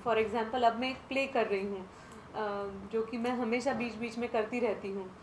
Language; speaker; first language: Hindi; non-native, local second language; Marathi